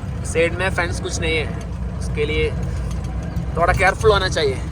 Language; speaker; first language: Hindi; non-native, local second language; Malayalam